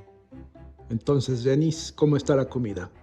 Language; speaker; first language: Spanish; native; Spanish